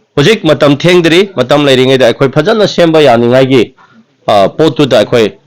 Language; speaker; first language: Manipuri; non-native, local second language; Tangkhul Naga (India)